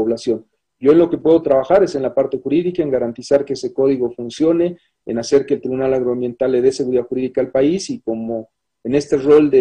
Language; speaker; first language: Spanish; native; Spanish